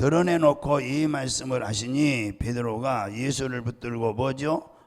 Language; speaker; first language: Korean; native; Korean